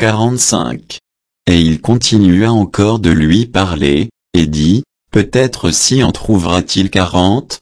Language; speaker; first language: French; native; French